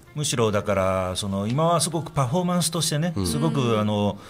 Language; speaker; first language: Japanese; native; Japanese